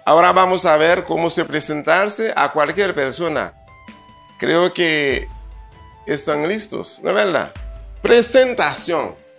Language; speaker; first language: Spanish; non-native, fluent; Haitian Creole